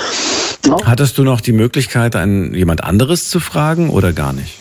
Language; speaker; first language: German; native; German